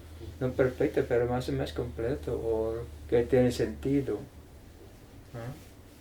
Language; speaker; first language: Spanish; non-native, learner; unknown